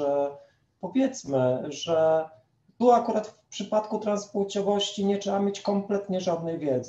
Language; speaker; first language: Polish; native; Polish